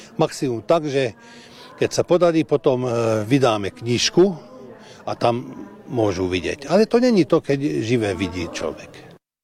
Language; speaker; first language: Slovak; early bilingual, heritage; Hungarian